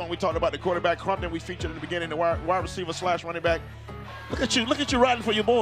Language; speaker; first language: English; native; English